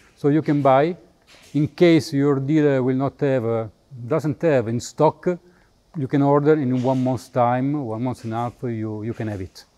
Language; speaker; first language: English; non-native, fluent; Italian